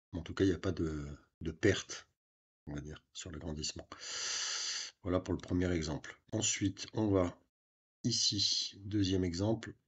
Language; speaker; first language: French; native; French